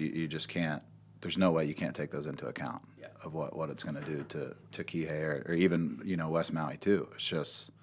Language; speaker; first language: English; native; English